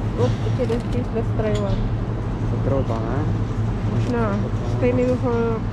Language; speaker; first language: English; non-native, learner; Filipino